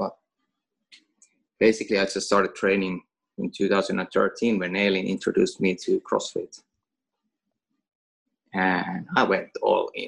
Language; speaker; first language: English; non-native, fluent; Finnish